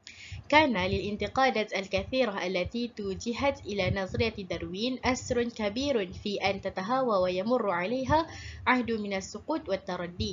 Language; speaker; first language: Arabic; non-native, learner; Malay